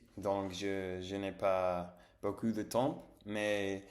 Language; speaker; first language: French; non-native, learner; English